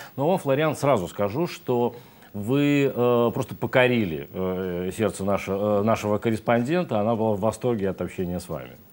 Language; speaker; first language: Russian; native; Russian